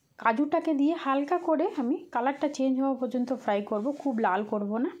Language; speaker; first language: Bangla; non-native, local second language; Hindi